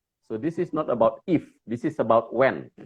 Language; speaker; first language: English; non-native, local second language; Indonesian